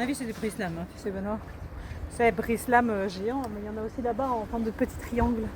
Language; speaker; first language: French; native; French